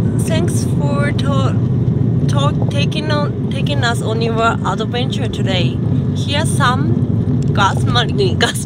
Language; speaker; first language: English; non-native, learner; Japanese